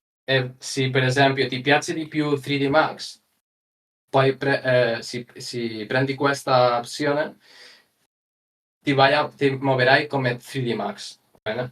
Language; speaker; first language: Italian; non-native, learner; Spanish